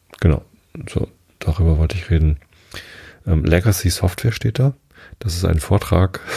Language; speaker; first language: German; native; German